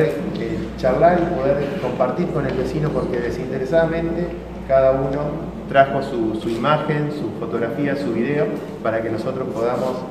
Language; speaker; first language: Spanish; native; Spanish